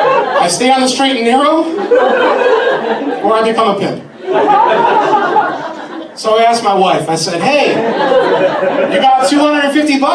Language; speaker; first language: English; native; English